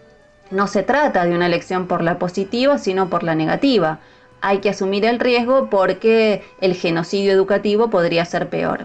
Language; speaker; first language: Spanish; native; Spanish